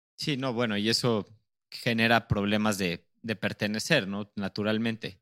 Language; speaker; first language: Spanish; native; Spanish